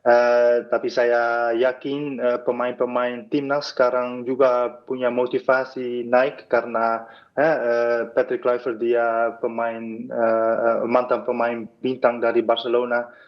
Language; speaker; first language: Indonesian; non-native, fluent; Dutch